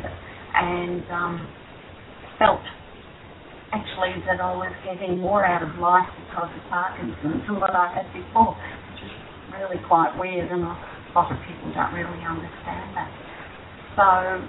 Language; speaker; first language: English; native; English